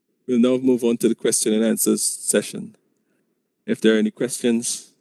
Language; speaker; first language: English; native; English